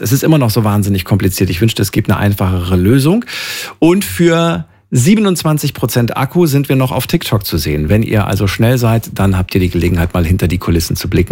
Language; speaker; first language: German; native; German